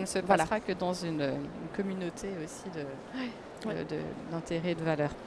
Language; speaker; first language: French; native; French